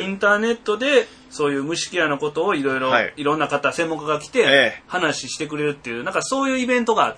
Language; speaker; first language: Japanese; native; Japanese